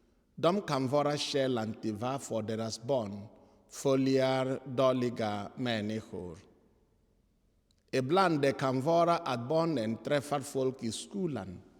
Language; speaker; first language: Swedish; non-native, fluent; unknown